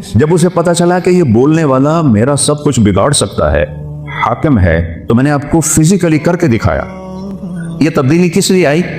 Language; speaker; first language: Urdu; non-native, local second language; Punjabi